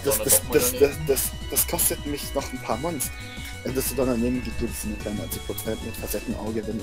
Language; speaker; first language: German; native; German